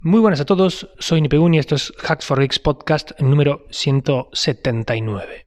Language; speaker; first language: Spanish; native; Spanish